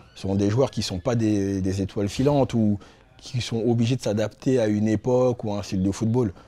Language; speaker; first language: French; native; French